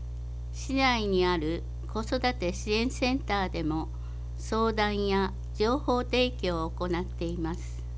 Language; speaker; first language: Japanese; native; Japanese